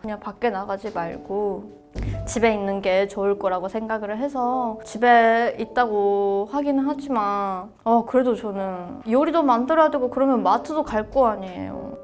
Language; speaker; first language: Korean; non-native, fluent; Japanese